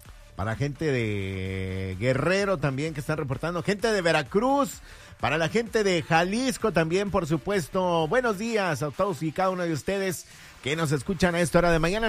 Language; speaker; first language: Spanish; native; Spanish